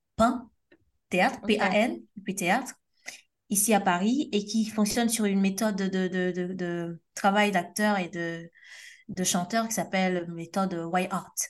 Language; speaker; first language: French; non-native, local second language; Haitian Creole